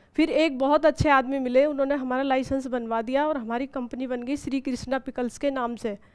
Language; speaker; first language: Hindi; native; Hindi